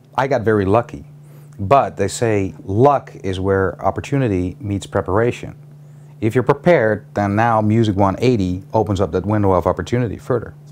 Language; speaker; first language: English; non-native, fluent; Dutch